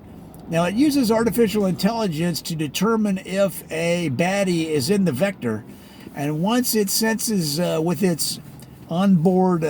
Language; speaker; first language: English; native; English